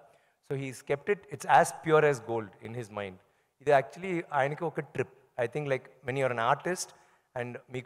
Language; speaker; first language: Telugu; non-native, learner; Tamil